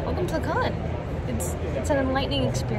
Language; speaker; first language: English; native; English